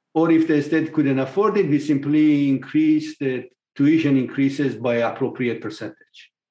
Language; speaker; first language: English; non-native, fluent; Persian